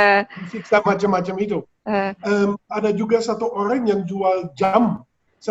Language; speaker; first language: Indonesian; non-native, fluent; Dutch